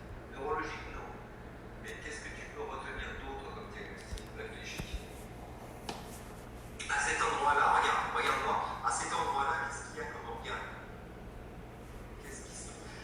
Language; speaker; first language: French; native; French